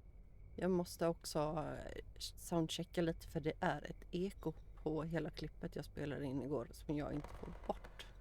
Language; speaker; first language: Swedish; native; Swedish